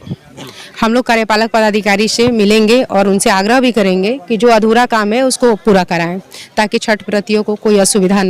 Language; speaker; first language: Hindi; native; Hindi